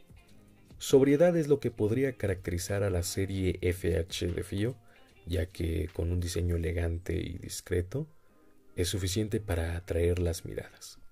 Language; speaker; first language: Spanish; native; Spanish